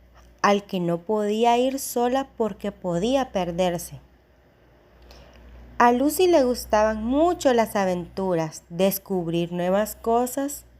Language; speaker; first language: Spanish; native; Spanish